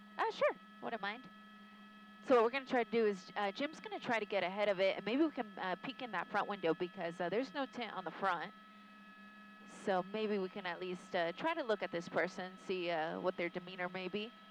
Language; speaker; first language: English; early bilingual, other home language; Spanish